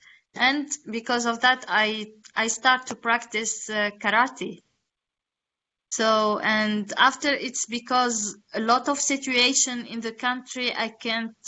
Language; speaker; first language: English; non-native, learner; Arabic